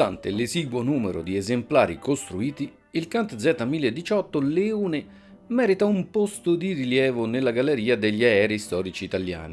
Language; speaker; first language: Italian; native; Italian